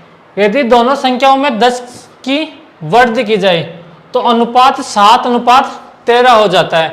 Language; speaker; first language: Hindi; native; Hindi